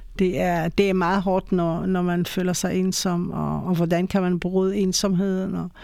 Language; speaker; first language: Danish; non-native, fluent; Hebrew